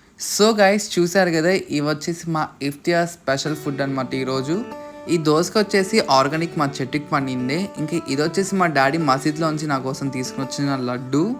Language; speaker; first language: Telugu; non-native, local second language; Urdu